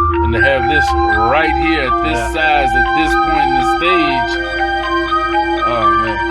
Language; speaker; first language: English; native; English